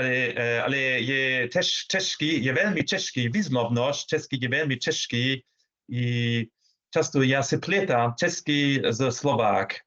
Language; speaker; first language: Czech; non-native, learner; German